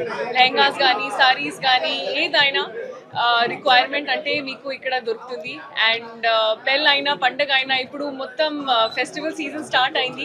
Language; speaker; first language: Telugu; non-native, local second language; Hindi